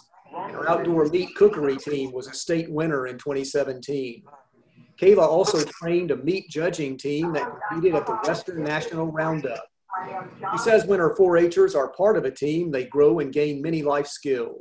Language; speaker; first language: English; native; English